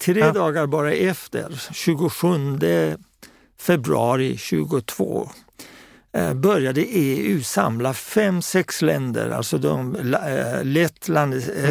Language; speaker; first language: Swedish; non-native, fluent; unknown